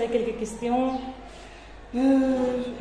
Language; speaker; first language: French; non-native, fluent; Spanish